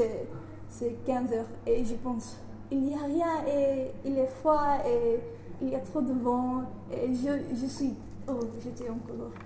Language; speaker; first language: French; non-native, learner; English